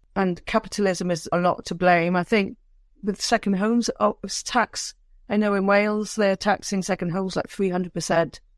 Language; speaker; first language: English; native; English